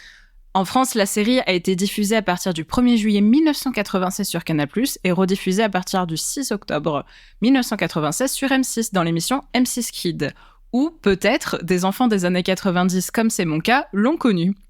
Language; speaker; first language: French; native; French